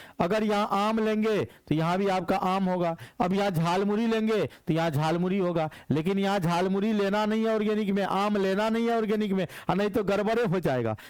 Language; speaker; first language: Hindi; native; Hindi